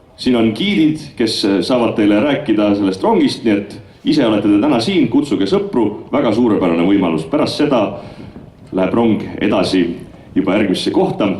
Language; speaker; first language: Estonian; native; Estonian